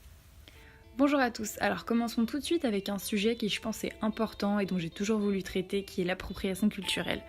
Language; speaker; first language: French; native; French